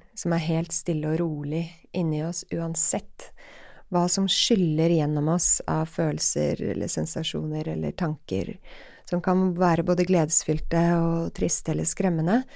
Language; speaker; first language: Norwegian; native; Norwegian